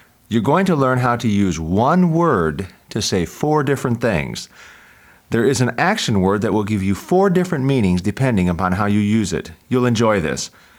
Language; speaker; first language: English; native; English